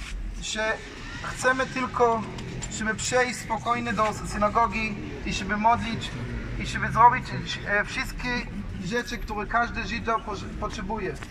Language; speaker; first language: Polish; non-native, learner; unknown